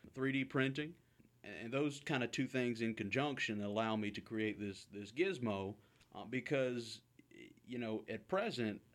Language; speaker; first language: English; native; English